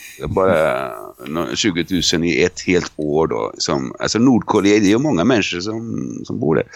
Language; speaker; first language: Swedish; non-native, fluent; Italian